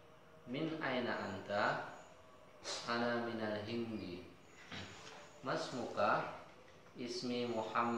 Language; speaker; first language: Arabic; non-native, learner; Indonesian